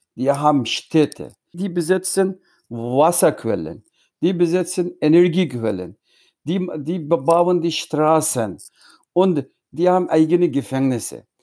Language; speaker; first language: German; non-native, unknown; Uyghur